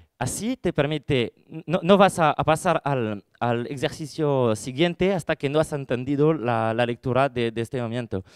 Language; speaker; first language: Spanish; non-native, fluent; French